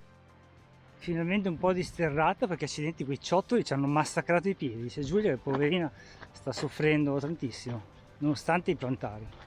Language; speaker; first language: Italian; native; Italian